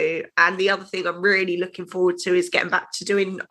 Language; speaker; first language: English; native; English